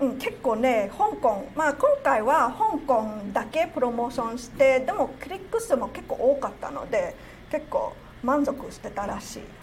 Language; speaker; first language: Japanese; non-native, fluent; Cantonese